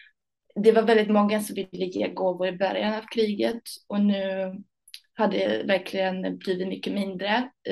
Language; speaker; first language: Swedish; early bilingual, other home language; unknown